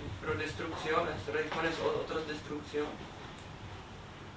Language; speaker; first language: Spanish; non-native, learner; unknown